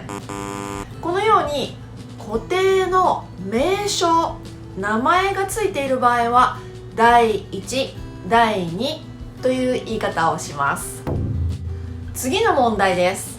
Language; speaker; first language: Japanese; native; Japanese